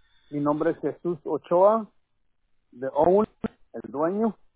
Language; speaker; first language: Spanish; native; Spanish